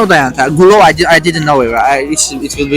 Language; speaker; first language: English; non-native, learner; Persian